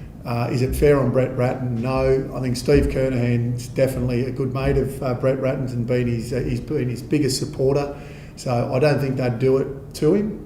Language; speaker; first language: English; native; English